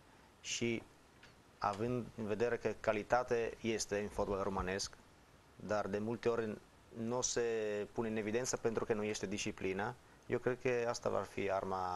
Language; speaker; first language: Romanian; non-native, fluent; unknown